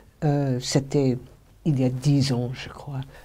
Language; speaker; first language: French; non-native, fluent; English